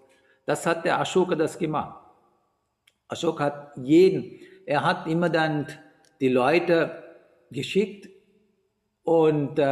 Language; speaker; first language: German; non-native, fluent; Sinhala